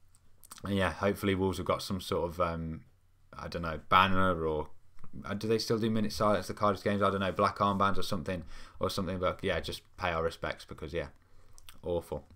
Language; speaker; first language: English; native; English